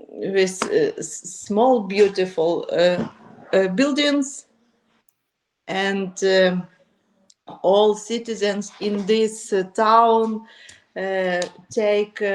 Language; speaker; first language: English; non-native, learner; Ukrainian